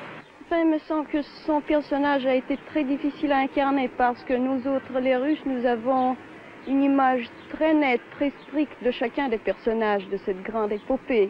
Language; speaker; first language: French; non-native, fluent; Russian